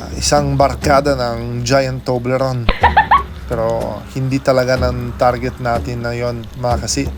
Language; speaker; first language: Filipino; non-native, fluent; Italian